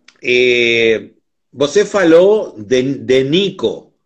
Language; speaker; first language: Portuguese; non-native, learner; Spanish